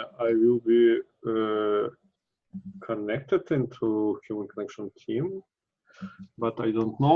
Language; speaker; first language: English; non-native, learner; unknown